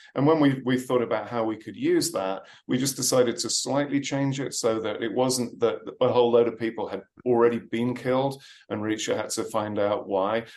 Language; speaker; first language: English; native; English